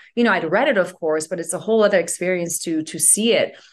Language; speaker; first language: English; early bilingual, other home language; Persian